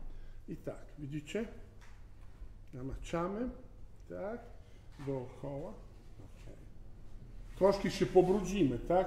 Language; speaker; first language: Polish; non-native, fluent; Italian